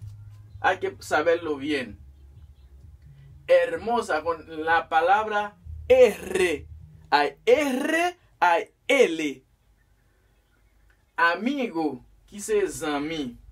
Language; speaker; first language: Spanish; non-native, fluent; Haitian Creole